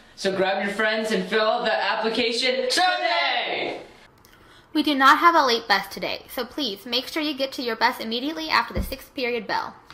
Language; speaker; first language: English; native; English